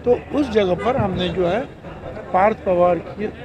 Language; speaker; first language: Hindi; non-native, local second language; Marathi